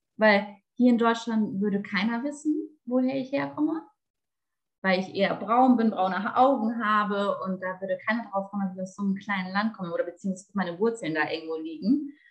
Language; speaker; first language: German; native; German